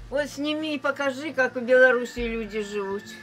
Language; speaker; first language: Russian; native; Russian